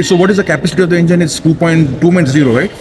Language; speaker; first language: English; non-native, fluent; Hindi